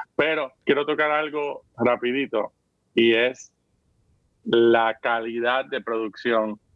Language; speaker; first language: Spanish; native; Spanish